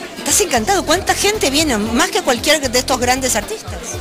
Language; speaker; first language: Spanish; native; Spanish